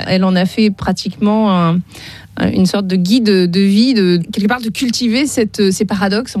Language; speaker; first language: French; native; French